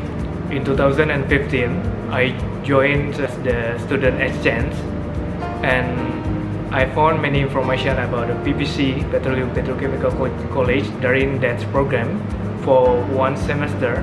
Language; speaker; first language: English; non-native, fluent; Indonesian